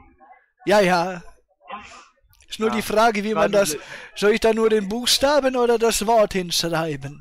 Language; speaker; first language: German; native; German